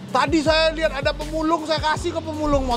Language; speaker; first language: Indonesian; native; Indonesian